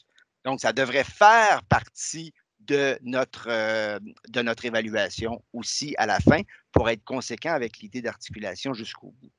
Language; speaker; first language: French; native; French